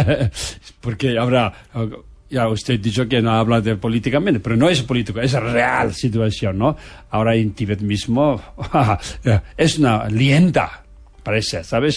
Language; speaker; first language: Spanish; non-native, fluent; Tibetan